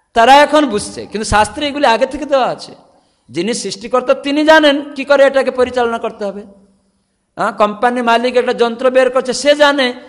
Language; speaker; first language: Bangla; non-native, fluent; Odia